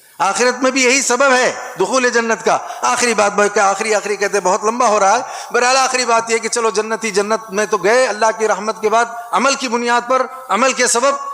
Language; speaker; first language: Urdu; native; Urdu